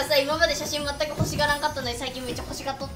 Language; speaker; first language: Japanese; native; Japanese